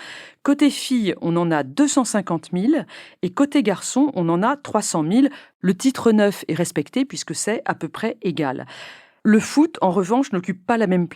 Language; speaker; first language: French; native; French